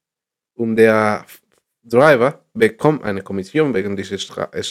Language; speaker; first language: German; non-native, learner; Spanish